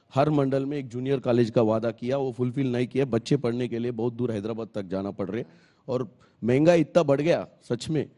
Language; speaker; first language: Hindi; non-native, local second language; Telugu